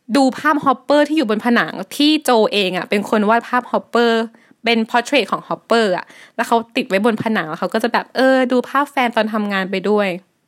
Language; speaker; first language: Thai; native; Thai